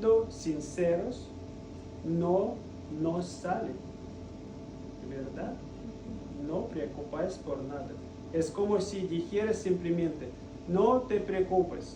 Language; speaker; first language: Spanish; non-native, fluent; Russian